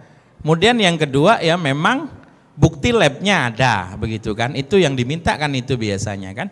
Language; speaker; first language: Indonesian; native; Indonesian